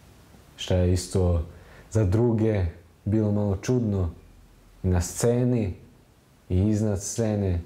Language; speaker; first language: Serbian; early bilingual, heritage; German